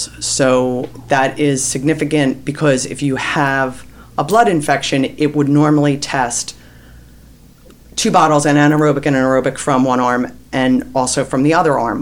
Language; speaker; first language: English; native; English